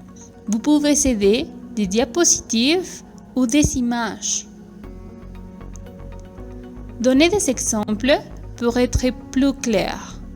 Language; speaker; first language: French; non-native, fluent; Spanish